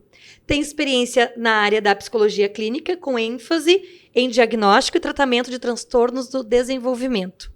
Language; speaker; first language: Portuguese; native; Portuguese